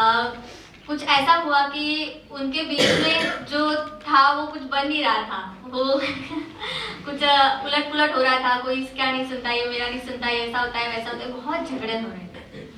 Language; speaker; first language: Hindi; native; Hindi